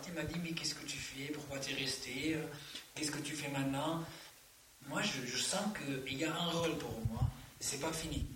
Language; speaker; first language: French; non-native, fluent; Arabic